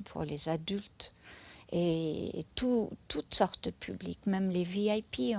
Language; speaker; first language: French; non-native, fluent; German